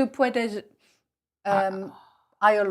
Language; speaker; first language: Spanish; non-native, learner; English